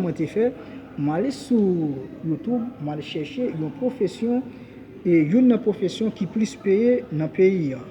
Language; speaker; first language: French; non-native, learner; Haitian Creole